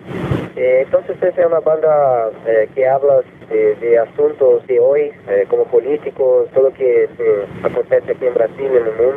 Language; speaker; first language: Spanish; non-native, fluent; Portuguese